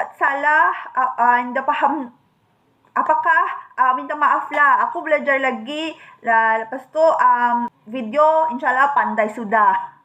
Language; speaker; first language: Malay; non-native, learner; Filipino